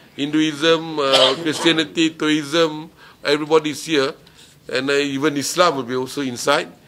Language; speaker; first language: English; non-native, local second language; Malay